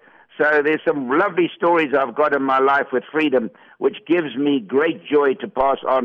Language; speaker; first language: English; native; English